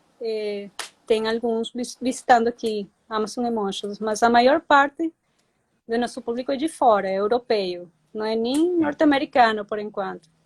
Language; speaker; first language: Portuguese; non-native, fluent; Spanish